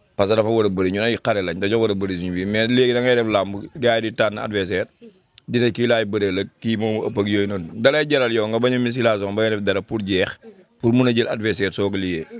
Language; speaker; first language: Wolof; non-native, local second language; Fula